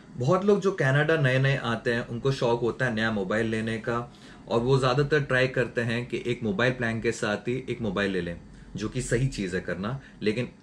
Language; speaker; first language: Hindi; native; Hindi